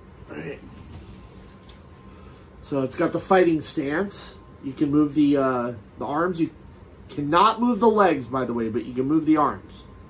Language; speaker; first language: English; native; English